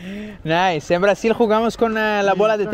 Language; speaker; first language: Spanish; non-native, learner; Portuguese